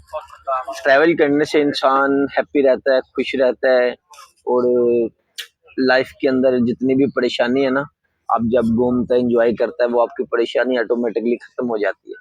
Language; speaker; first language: Hindi; non-native, local second language; Punjabi